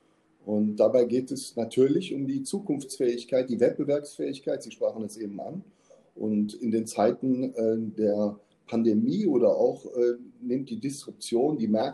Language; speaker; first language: German; native; German